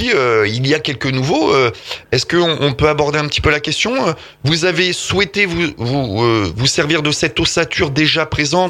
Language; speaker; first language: French; native; French